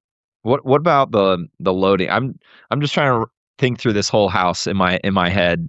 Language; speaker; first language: English; native; English